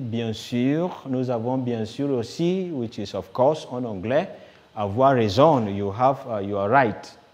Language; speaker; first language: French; non-native, fluent; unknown